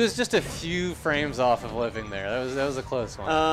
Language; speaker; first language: English; native; English